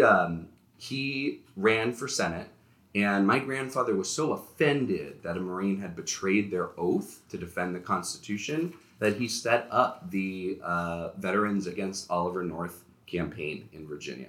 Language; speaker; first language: English; native; English